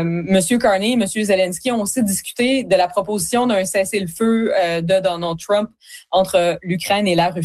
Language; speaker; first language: French; native; French